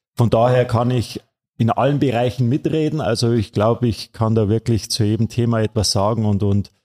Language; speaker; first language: German; native; German